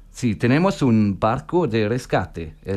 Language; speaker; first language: Spanish; non-native, learner; German